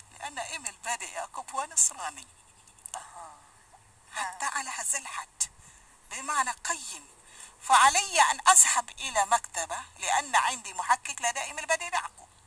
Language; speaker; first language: Arabic; non-native, fluent; Malay